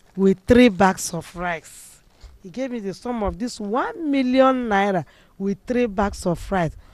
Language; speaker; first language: English; non-native, local second language; Igbo